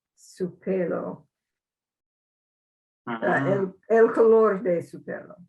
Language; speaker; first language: Spanish; non-native, learner; English